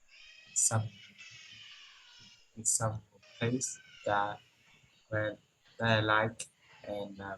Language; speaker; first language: English; non-native, learner; Vietnamese